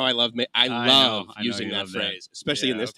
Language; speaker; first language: English; native; English